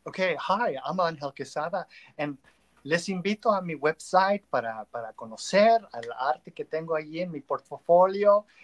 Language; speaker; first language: Spanish; early bilingual, other home language; English